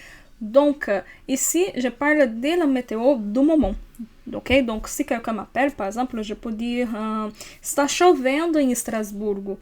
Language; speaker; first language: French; non-native, fluent; Portuguese